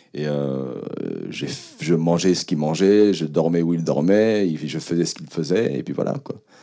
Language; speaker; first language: French; early bilingual, other home language; Khmer